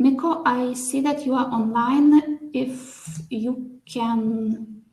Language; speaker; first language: English; non-native, fluent; Lithuanian